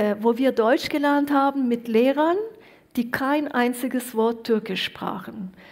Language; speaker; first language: German; early bilingual, other home language; Turkish